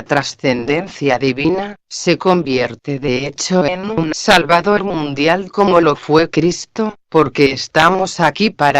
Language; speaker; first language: Spanish; native; Spanish